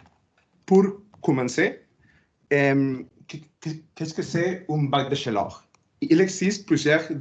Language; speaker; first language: French; non-native, fluent; Spanish